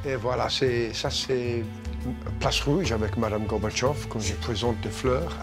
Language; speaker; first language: French; non-native, fluent; English